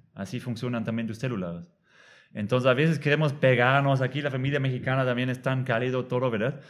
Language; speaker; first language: Spanish; non-native, fluent; German